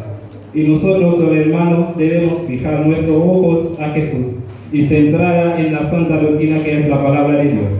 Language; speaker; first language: Spanish; non-native, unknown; Haitian Creole